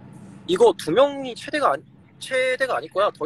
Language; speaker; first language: Korean; native; Korean